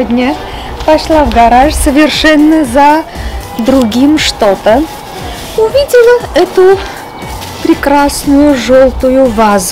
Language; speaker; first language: Russian; non-native, fluent; Armenian